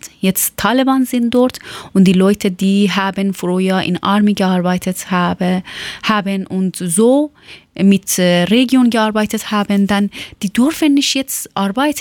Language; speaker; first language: German; non-native, learner; Persian